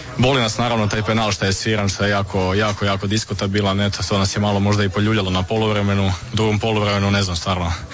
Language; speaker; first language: Croatian; native; Croatian